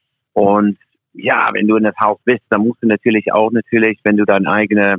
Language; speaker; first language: German; non-native, fluent; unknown